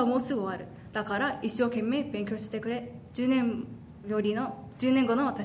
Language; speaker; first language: Japanese; non-native, learner; English